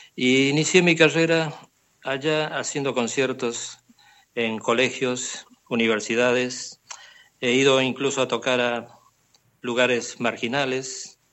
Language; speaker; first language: Spanish; native; Spanish